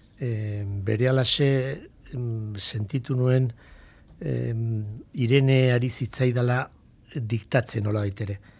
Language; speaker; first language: Basque; non-native, local second language; Spanish